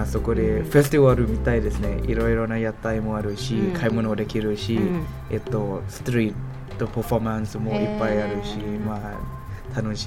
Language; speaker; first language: Japanese; non-native, learner; Thai